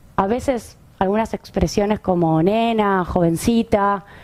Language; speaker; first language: Spanish; native; Spanish